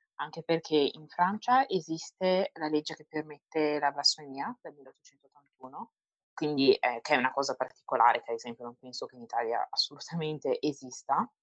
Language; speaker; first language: Italian; early bilingual, other home language; French